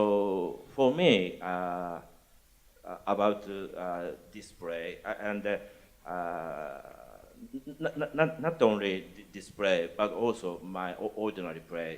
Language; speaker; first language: English; non-native, learner; Japanese